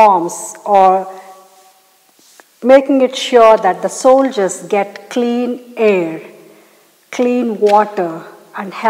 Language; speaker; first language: English; non-native, local second language; Malayalam